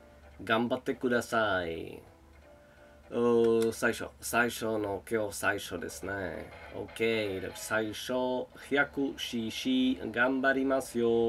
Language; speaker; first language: Japanese; non-native, learner; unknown